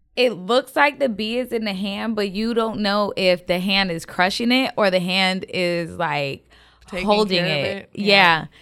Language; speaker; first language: English; native; English